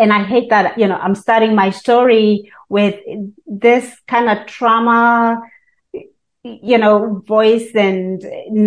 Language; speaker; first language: English; non-native, local second language; Kikuyu